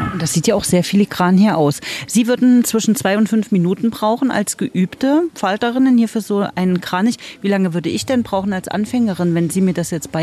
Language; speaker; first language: German; native; German